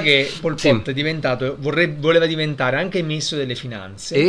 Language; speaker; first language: Italian; native; Italian